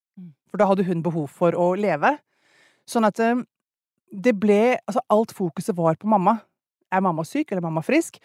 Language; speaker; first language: Norwegian; native; Norwegian